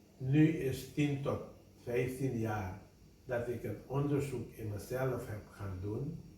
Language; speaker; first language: Dutch; non-native, local second language; Caribbean Hindustani